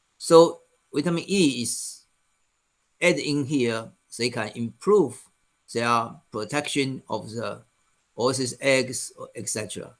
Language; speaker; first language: English; non-native, fluent; Chinese